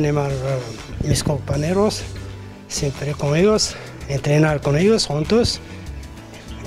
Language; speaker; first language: Spanish; non-native, learner; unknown